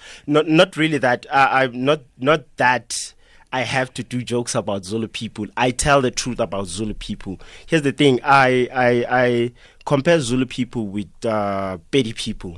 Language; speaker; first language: English; non-native, local second language; South Ndebele